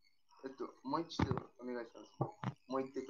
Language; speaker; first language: Japanese; non-native, learner; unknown